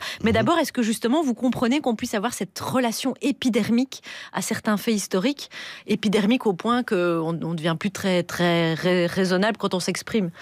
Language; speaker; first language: French; native; French